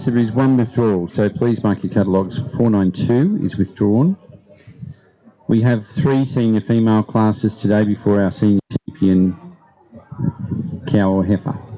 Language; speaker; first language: English; native; English